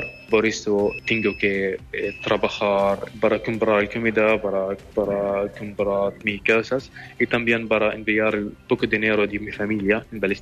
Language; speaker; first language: Spanish; non-native, learner; Arabic